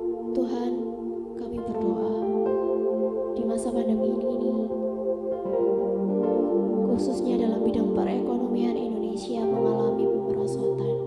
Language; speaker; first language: Indonesian; native; Indonesian